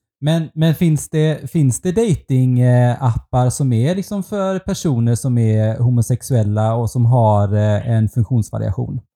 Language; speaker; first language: Swedish; native; Swedish